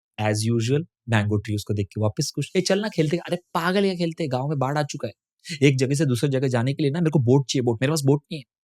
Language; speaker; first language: Hindi; non-native, local second language; Tamil